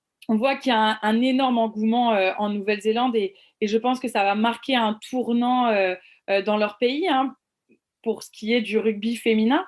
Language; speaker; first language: French; native; French